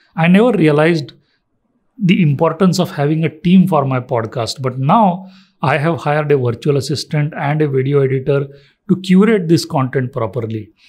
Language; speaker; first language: English; non-native, local second language; Marathi